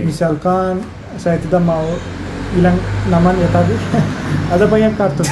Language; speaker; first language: Indonesian; non-native, learner; Turkish